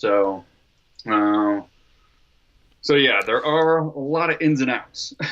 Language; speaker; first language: English; native; English